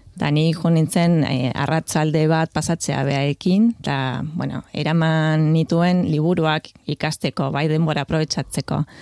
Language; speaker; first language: Basque; non-native, fluent; Spanish